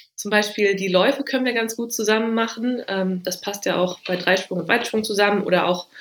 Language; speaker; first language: German; native; German